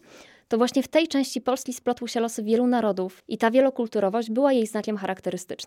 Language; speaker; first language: Polish; native; Polish